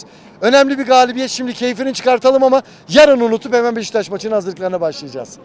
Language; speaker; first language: Turkish; native; Turkish